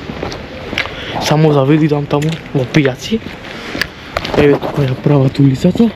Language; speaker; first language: Macedonian; non-native, local second language; Romany